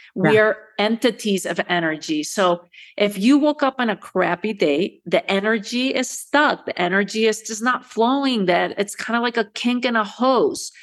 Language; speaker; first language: English; early bilingual, other home language; Spanish